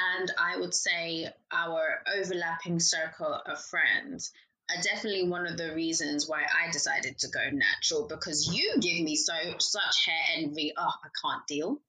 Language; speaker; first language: English; native; English